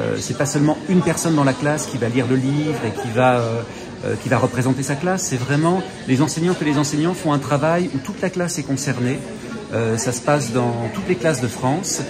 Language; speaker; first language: French; native; French